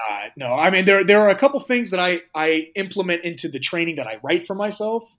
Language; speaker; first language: English; native; English